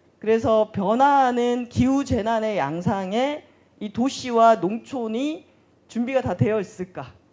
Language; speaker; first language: Korean; native; Korean